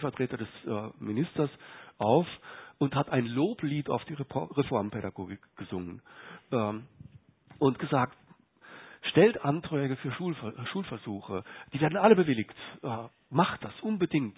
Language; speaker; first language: German; native; German